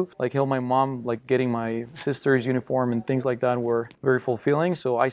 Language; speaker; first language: English; non-native, fluent; Spanish